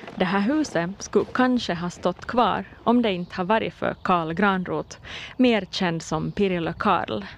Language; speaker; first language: Swedish; native; Swedish